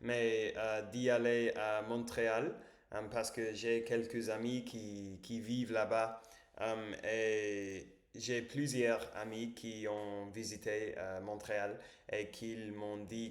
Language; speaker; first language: French; non-native, learner; English